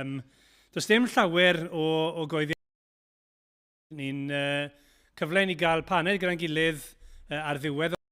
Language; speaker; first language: Welsh; native; Welsh